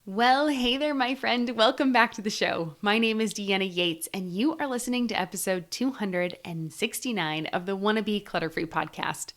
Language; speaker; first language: English; native; English